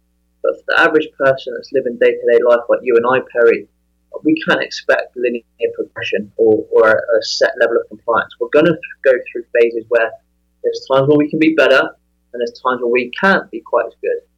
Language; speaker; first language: English; native; English